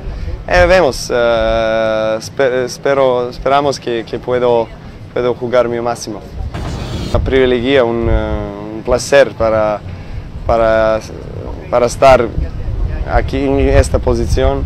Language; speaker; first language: Spanish; non-native, learner; Serbian